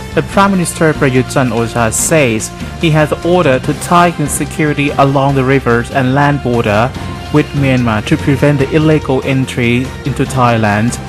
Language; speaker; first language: English; non-native, learner; Thai